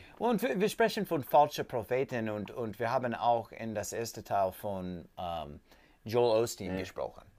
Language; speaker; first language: German; non-native, learner; English